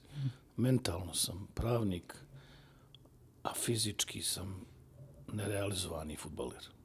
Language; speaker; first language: Serbian; native; Serbian